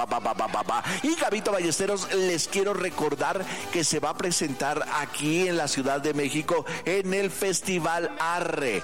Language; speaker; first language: Spanish; native; Spanish